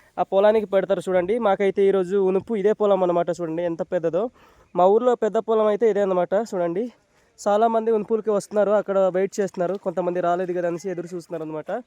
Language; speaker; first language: Telugu; non-native, local second language; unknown